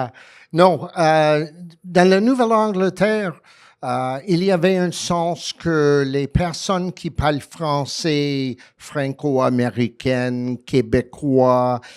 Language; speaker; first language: French; early bilingual, heritage; French